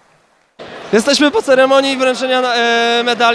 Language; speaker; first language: Polish; native; Polish